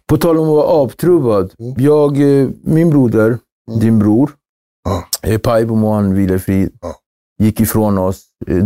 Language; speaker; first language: Swedish; native; Swedish